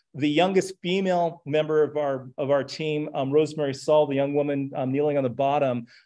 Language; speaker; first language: English; native; English